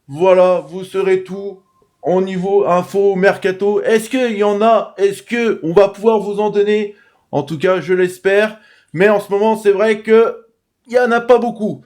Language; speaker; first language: French; native; French